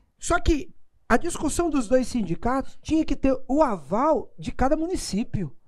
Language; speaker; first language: Portuguese; native; Portuguese